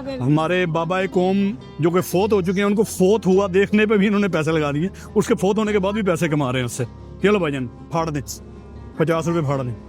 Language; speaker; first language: Urdu; native; Urdu